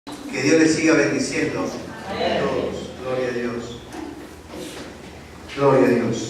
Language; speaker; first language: Spanish; native; Spanish